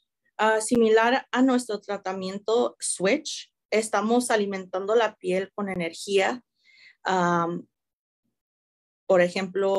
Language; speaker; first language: Spanish; early bilingual, heritage; Spanish